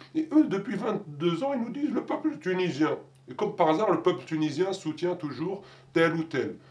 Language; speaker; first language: French; non-native, local second language; Arabic